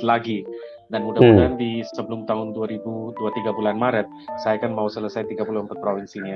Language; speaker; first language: Indonesian; non-native, fluent; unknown